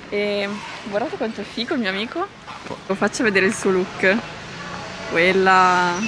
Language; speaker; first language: Italian; native; Italian